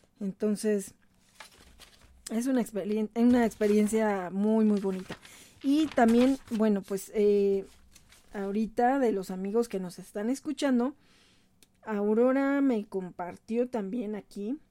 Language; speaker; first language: Spanish; native; Spanish